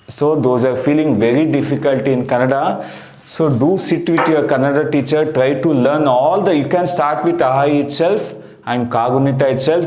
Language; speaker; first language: English; non-native, local second language; Kannada